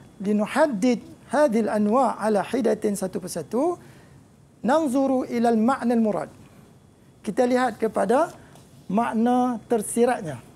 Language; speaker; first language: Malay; native; Malay